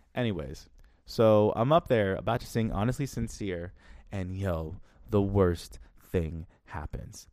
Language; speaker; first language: English; early bilingual, other home language; Spanish